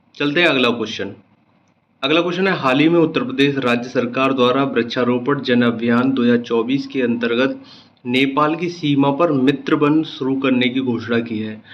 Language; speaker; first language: Hindi; native; Hindi